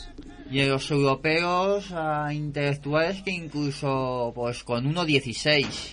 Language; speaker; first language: Spanish; native; Spanish